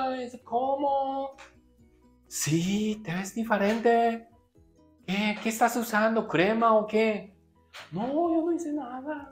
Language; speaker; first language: Spanish; non-native, learner; Japanese